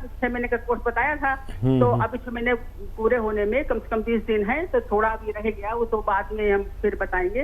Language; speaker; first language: Hindi; native; Hindi